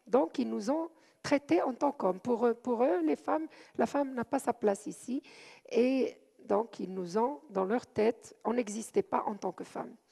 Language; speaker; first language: French; non-native, local second language; Arabic